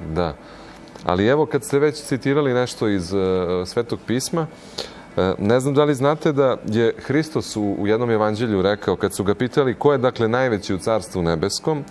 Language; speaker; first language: Croatian; native; Croatian